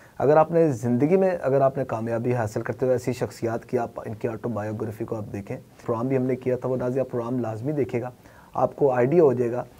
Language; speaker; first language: Urdu; native; Urdu